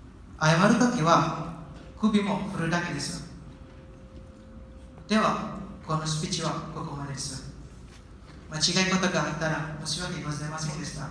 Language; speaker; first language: Japanese; non-native, learner; Indonesian